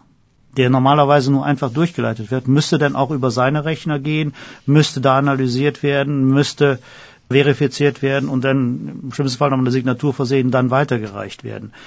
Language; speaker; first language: German; native; German